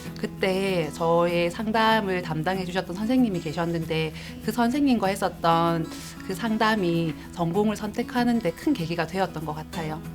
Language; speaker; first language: Korean; native; Korean